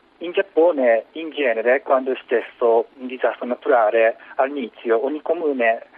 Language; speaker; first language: Italian; non-native, learner; Japanese